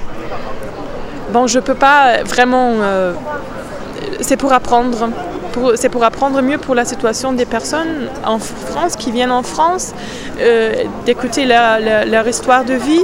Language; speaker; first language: French; non-native, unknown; German